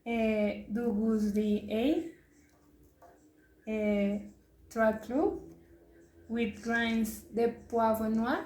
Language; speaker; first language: French; non-native, learner; Spanish